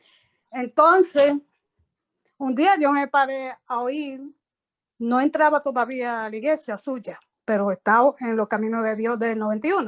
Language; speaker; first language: Spanish; early bilingual, heritage; Spanish